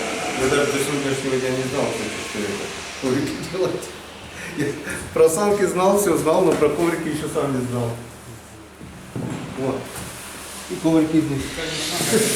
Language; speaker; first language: Russian; native; Russian